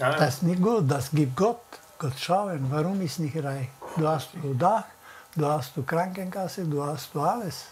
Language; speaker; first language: German; non-native, learner; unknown